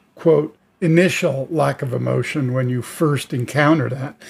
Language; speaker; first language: English; native; English